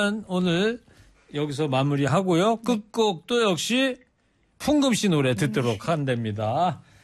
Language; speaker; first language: Korean; native; Korean